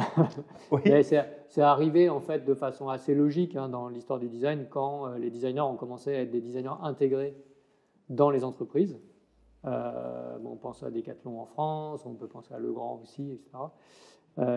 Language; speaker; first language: French; native; French